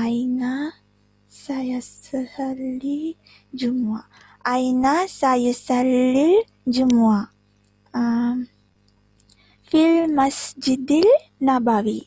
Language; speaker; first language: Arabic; non-native, learner; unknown